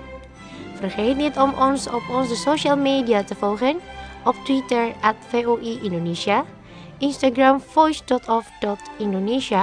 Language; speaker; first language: Dutch; non-native, fluent; Indonesian